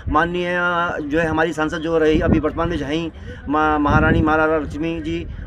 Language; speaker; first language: Hindi; native; Hindi